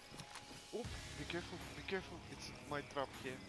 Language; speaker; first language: English; non-native, learner; Russian